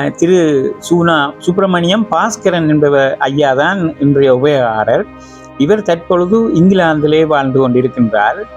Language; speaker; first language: Tamil; native; Tamil